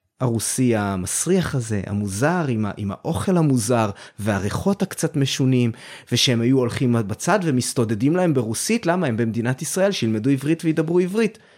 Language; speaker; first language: Hebrew; native; Hebrew